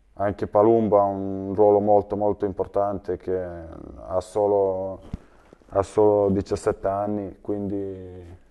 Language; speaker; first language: Italian; early bilingual, other home language; Serbian